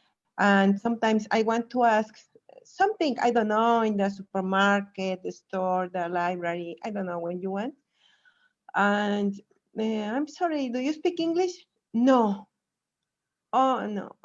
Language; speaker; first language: English; non-native, fluent; Spanish